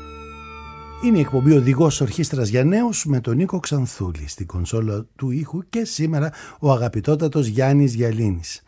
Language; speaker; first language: Greek; native; Greek